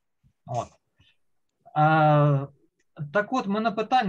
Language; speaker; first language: Ukrainian; native; Ukrainian